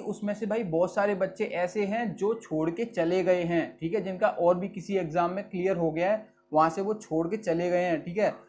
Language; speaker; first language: Hindi; native; Hindi